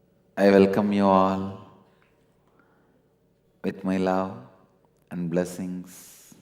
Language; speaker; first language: English; non-native, local second language; Tamil